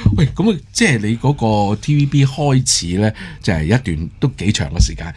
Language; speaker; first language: Cantonese; native; Cantonese